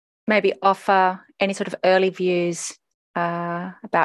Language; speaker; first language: English; native; English